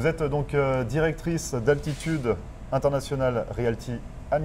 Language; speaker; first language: French; native; French